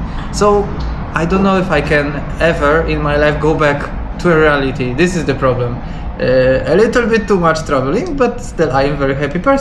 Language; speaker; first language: English; non-native, learner; Polish